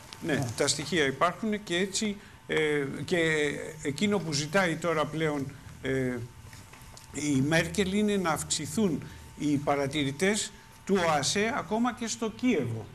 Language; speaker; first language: Greek; native; Greek